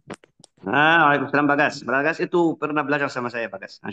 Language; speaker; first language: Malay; non-native, fluent; Arabic